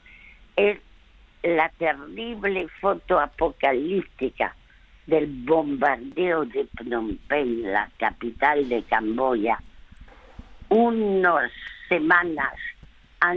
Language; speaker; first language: Spanish; early bilingual, other home language; French